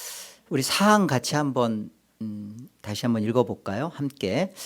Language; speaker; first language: Korean; native; Korean